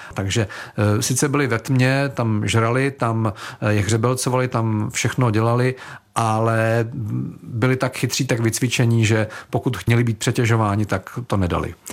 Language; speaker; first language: Czech; native; Czech